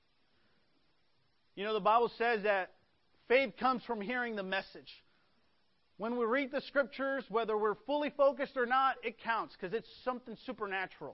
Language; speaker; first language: English; early bilingual, other home language; Spanish